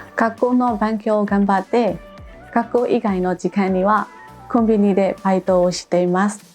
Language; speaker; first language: Japanese; non-native, fluent; Burmese